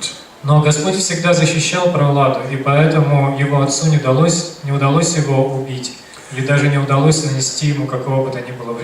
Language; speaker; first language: Russian; native; Russian